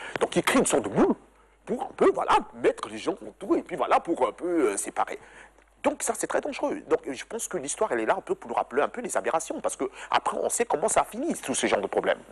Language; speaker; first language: French; non-native, local second language; Lingala